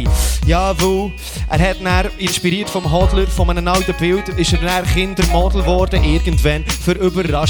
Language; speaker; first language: German; native; German